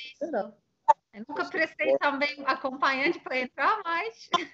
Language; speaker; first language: Portuguese; non-native, fluent; Turkish